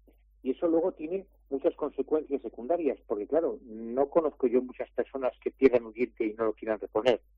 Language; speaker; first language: Spanish; native; Spanish